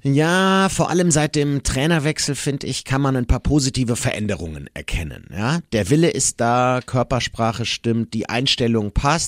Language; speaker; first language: German; native; German